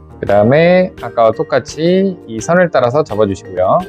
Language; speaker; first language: Korean; native; Korean